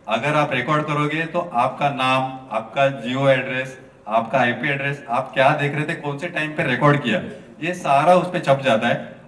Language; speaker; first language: Hindi; non-native, local second language; Marathi